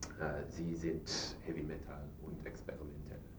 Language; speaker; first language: German; non-native, learner; English